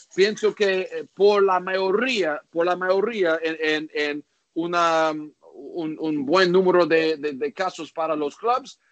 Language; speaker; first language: Spanish; non-native, learner; English